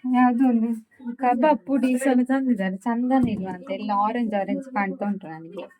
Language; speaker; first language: Kannada; native; Kannada